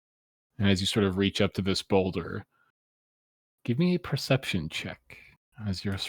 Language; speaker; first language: English; native; English